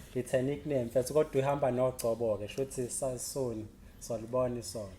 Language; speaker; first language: Zulu; native; Zulu